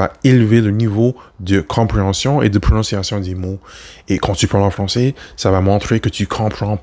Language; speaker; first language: French; non-native, learner; English